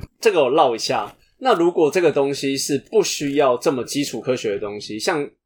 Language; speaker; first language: Chinese; native; Chinese